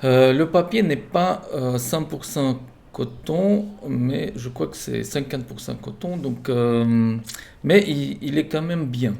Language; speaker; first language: French; non-native, fluent; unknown